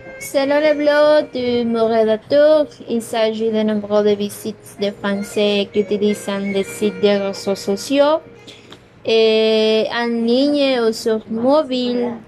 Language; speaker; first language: French; non-native, learner; Spanish